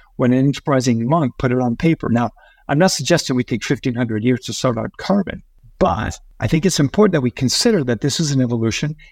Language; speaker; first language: English; early bilingual, other home language; Spanish